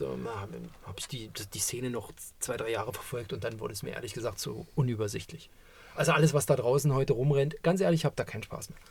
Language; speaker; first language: German; native; German